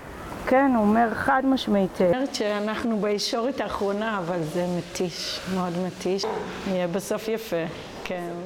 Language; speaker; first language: Hebrew; native; Hebrew